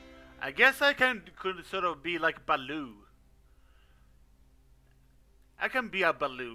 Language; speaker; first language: English; non-native, fluent; Swedish